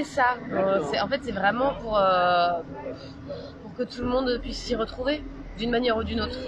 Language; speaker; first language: French; native; French